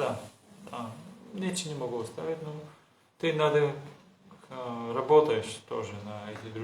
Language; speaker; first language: Russian; non-native, learner; Bulgarian